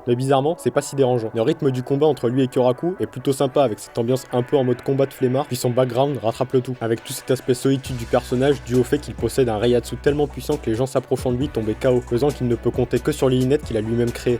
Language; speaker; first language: French; native; French